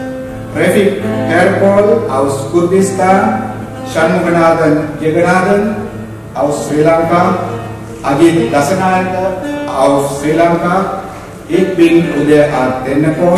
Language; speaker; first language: German; non-native, learner; Sinhala